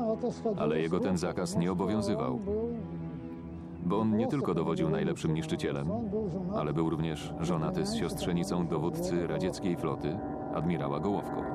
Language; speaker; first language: Polish; native; Polish